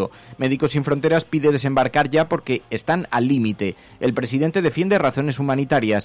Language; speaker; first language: Spanish; native; Spanish